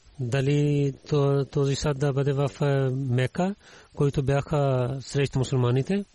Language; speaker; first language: Bulgarian; non-native, learner; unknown